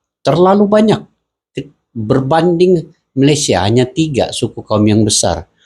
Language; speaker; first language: Malay; native; Malay